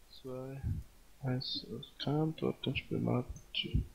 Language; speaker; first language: German; native; German